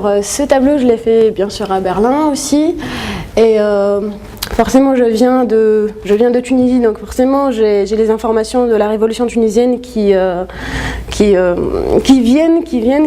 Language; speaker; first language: French; non-native, local second language; Arabic